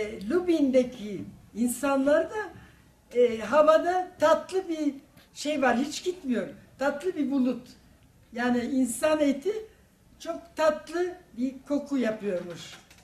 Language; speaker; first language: Turkish; non-native, fluent; German